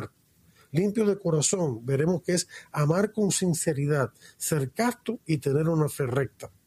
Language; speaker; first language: Spanish; native; Spanish